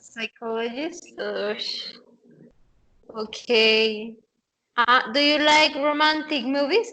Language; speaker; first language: English; non-native, fluent; Spanish